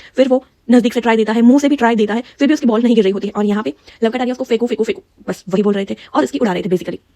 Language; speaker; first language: Hindi; native; Hindi